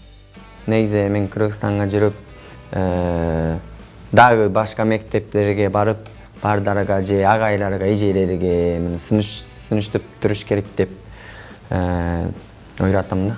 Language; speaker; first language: Kyrgyz; non-native, learner; Japanese